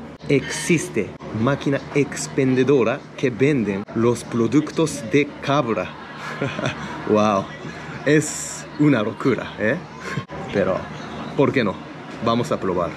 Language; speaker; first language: Spanish; non-native, fluent; Japanese